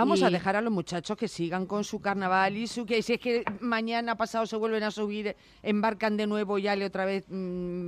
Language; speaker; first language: Spanish; native; Spanish